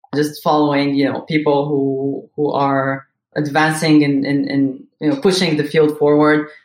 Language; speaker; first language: English; non-native, fluent; Arabic